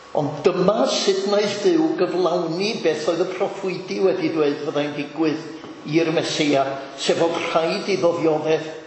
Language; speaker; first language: Welsh; native; Welsh